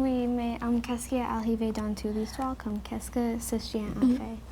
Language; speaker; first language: French; non-native, local second language; English